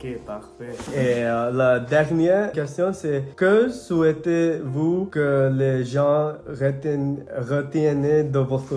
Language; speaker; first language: French; non-native, learner; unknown